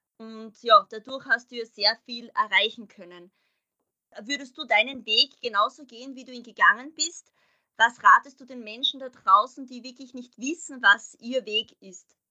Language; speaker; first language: German; native; German